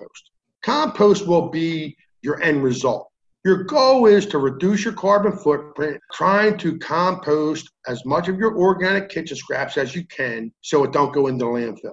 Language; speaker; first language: English; native; English